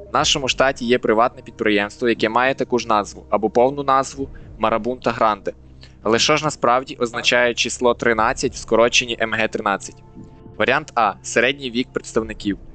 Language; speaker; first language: Ukrainian; native; Ukrainian